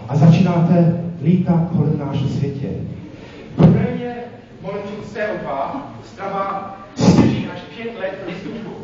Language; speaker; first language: Czech; non-native, fluent; English